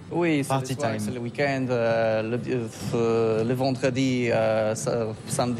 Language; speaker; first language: French; non-native, learner; Polish